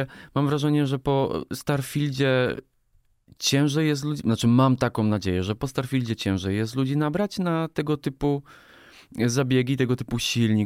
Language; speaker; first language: Polish; native; Polish